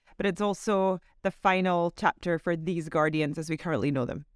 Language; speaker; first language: English; native; English